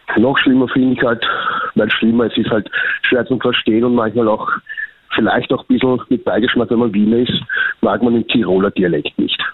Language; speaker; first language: German; native; German